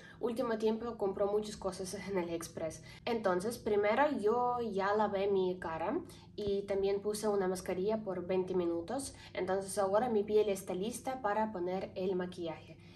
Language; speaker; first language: Spanish; non-native, learner; Ukrainian